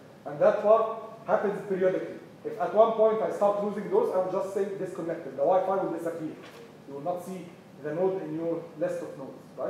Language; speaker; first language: English; non-native, fluent; Arabic